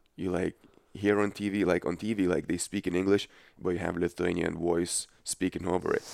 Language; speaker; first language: English; non-native, fluent; Lithuanian